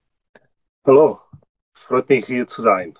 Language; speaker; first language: German; non-native, learner; Czech